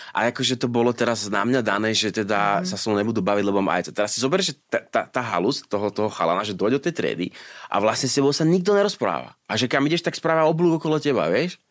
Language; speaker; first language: Slovak; native; Slovak